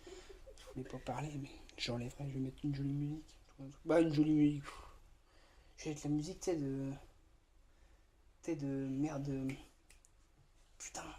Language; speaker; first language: French; native; French